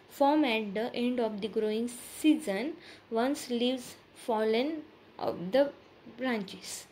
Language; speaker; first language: English; non-native, local second language; Marathi